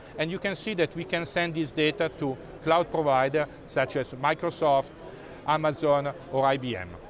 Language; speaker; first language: English; non-native, fluent; Italian